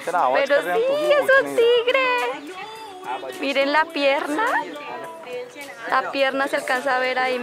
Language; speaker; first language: Spanish; native; Spanish